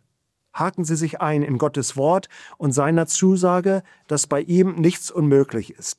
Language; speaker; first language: German; native; German